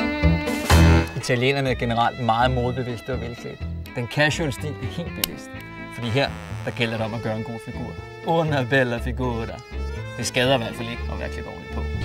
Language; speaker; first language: Danish; native; Danish